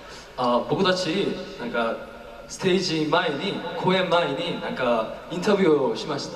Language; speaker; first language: Japanese; non-native, learner; Korean